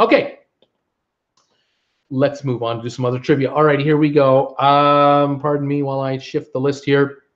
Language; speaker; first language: English; native; English